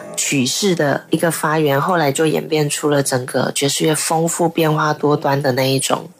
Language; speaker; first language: Chinese; non-native, local second language; Hakka Chinese